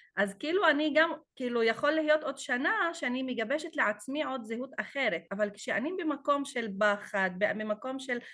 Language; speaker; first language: Hebrew; non-native, local second language; Arabic